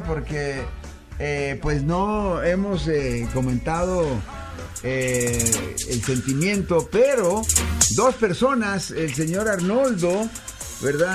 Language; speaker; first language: Spanish; native; Spanish